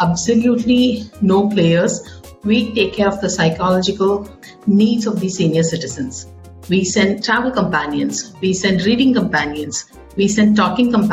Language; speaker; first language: English; non-native, local second language; Tamil